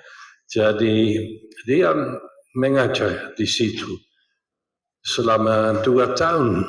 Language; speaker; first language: Indonesian; non-native, fluent; Dutch